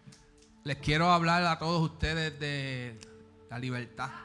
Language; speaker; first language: Spanish; early bilingual, heritage; Spanish